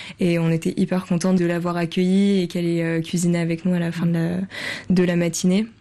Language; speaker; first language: French; native; French